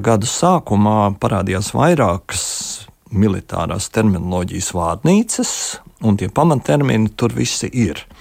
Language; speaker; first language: Latvian; native; Latvian